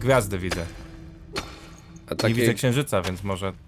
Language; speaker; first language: Polish; native; Polish